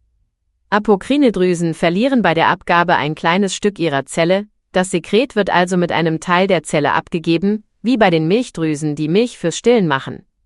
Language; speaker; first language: German; native; German